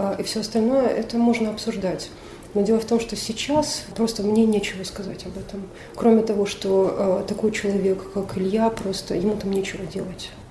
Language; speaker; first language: Russian; native; Russian